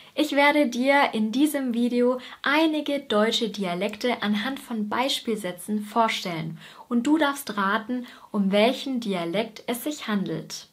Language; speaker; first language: German; native; German